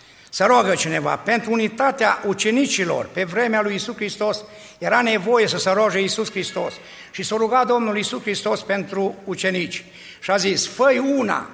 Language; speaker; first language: Romanian; native; Romanian